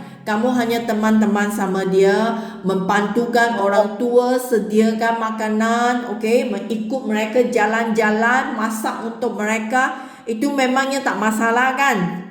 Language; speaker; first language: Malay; non-native, local second language; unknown